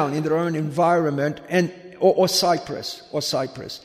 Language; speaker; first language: English; native; English